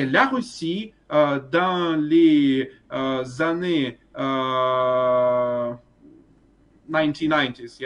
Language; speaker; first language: French; non-native, fluent; Russian